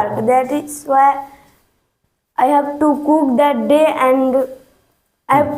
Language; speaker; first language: English; non-native, learner; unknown